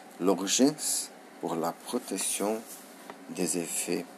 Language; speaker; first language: French; non-native, learner; Portuguese